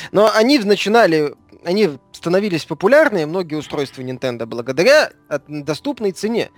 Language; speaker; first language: Russian; native; Russian